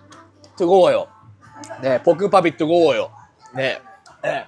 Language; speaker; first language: Korean; non-native, learner; Japanese